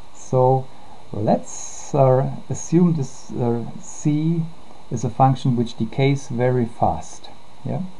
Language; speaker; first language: English; non-native, fluent; German